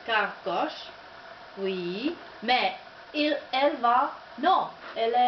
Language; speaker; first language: French; non-native, learner; Czech